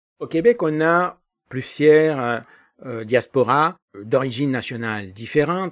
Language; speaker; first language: French; non-native, fluent; Spanish